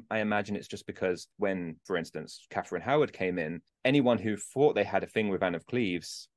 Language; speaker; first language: English; native; English